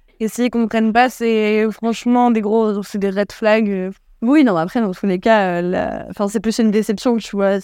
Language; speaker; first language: French; native; French